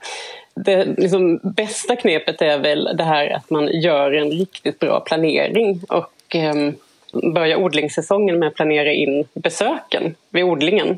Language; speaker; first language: Swedish; native; Swedish